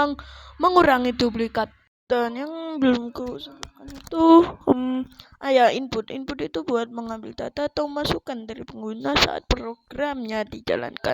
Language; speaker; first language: Indonesian; native; Indonesian